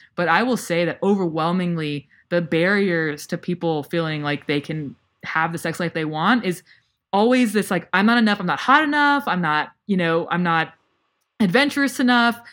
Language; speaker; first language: English; native; English